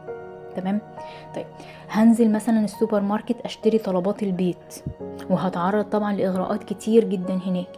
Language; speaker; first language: Arabic; native; Arabic